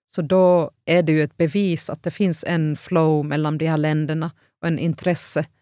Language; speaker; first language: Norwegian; non-native, fluent; Finnish